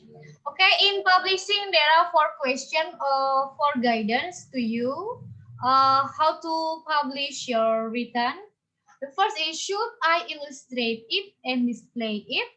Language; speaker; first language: English; non-native, fluent; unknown